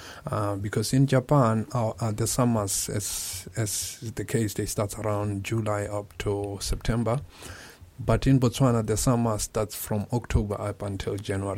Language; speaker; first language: English; non-native, local second language; Tswana